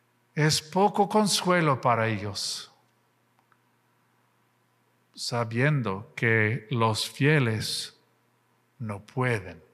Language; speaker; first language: Spanish; non-native, fluent; English